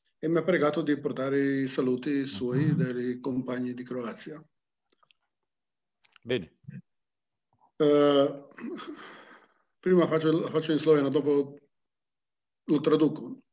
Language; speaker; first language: Italian; non-native, local second language; Slovenian